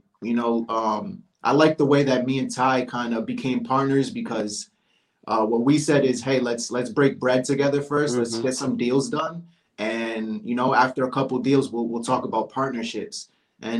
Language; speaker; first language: English; native; English